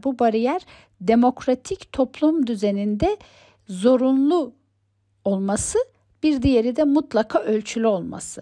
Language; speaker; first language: Turkish; native; Turkish